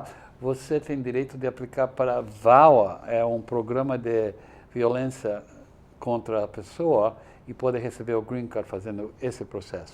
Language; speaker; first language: Portuguese; non-native, fluent; English